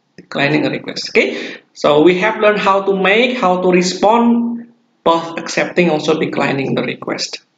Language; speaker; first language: English; non-native, fluent; Indonesian